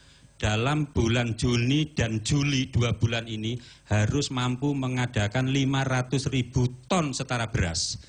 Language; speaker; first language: Indonesian; non-native, local second language; Javanese